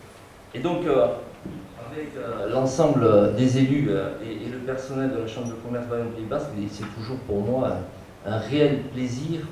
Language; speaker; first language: French; native; French